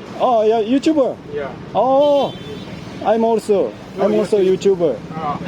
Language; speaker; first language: English; non-native, learner; Japanese